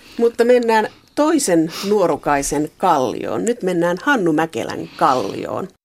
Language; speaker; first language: Finnish; native; Finnish